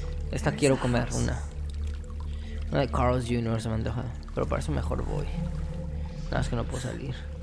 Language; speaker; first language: Spanish; native; Spanish